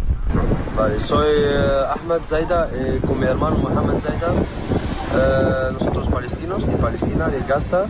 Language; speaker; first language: Spanish; non-native, learner; Arabic